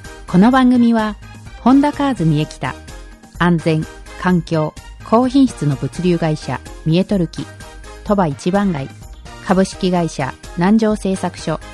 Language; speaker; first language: Japanese; native; Japanese